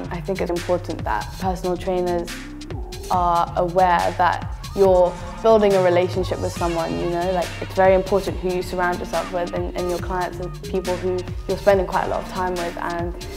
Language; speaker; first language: English; native; English